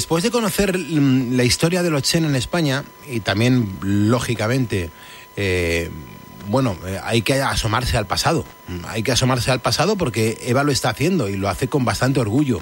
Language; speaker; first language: Spanish; native; Spanish